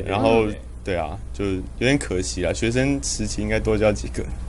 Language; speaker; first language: Chinese; native; Chinese